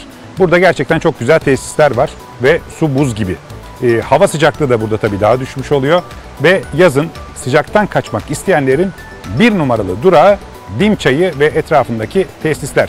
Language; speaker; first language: Turkish; native; Turkish